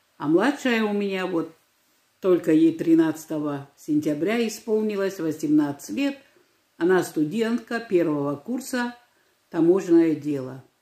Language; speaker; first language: Russian; non-native, local second language; Georgian